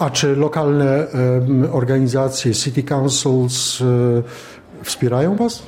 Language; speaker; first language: Polish; native; Polish